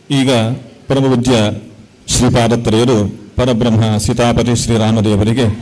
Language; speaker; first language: Kannada; native; Kannada